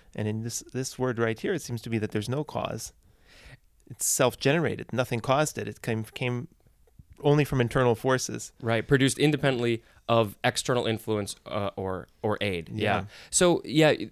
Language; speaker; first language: English; native; English